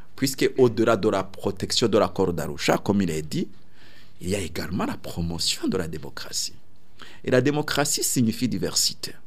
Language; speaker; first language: French; non-native, local second language; Rundi